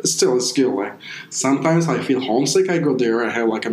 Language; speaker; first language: English; non-native, fluent; Persian